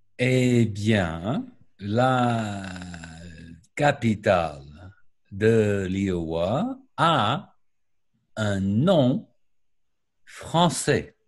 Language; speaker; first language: French; non-native, learner; English